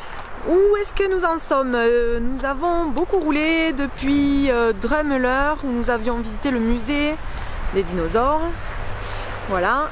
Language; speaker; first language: French; native; French